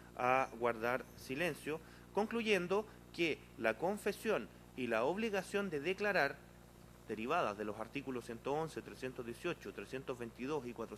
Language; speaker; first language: Spanish; native; Spanish